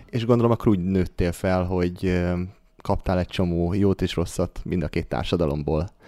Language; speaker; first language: Hungarian; native; Hungarian